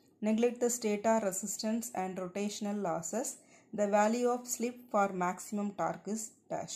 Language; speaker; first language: English; non-native, local second language; Tamil